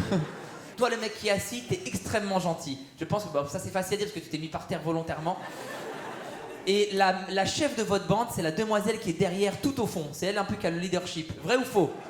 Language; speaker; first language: French; native; French